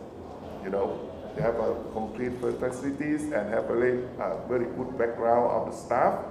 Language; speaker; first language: English; non-native, fluent; Thai